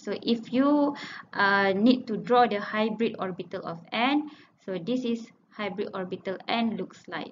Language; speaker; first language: English; non-native, local second language; Malay